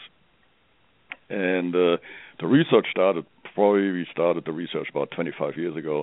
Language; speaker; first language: English; non-native, fluent; German